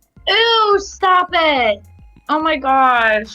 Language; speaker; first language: English; native; English